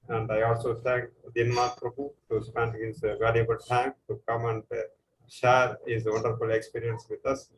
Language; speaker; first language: English; non-native, local second language; Tamil